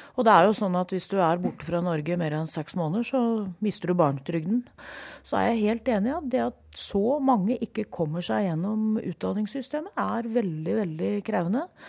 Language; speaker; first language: Norwegian; native; Norwegian